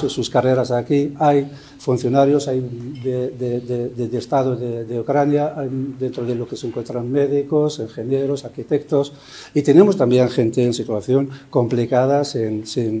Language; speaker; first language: Spanish; native; Spanish